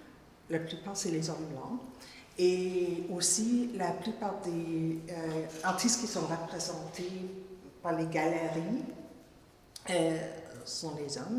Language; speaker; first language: French; non-native, fluent; English